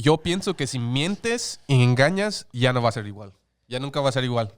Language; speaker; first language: Spanish; early bilingual, heritage; Spanish